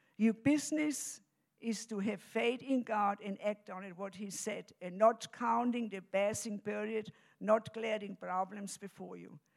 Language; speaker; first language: English; non-native, fluent; German